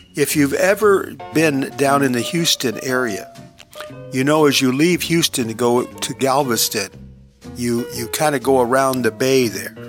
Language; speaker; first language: English; native; English